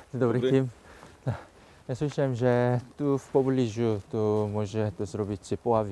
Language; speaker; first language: Polish; non-native, learner; Korean